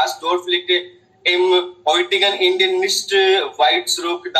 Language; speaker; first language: German; non-native, learner; Hindi